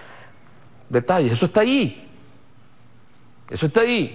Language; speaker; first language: Spanish; native; Spanish